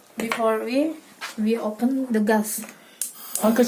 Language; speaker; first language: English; non-native, learner; Indonesian